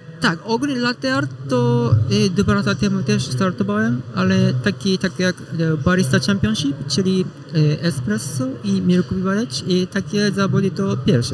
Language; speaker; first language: Polish; non-native, learner; Japanese